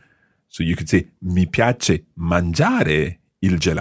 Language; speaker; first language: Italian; non-native, fluent; English